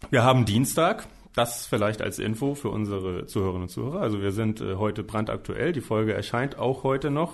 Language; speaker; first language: German; native; German